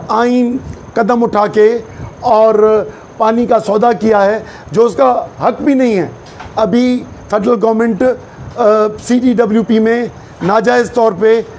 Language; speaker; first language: Urdu; non-native, local second language; Sindhi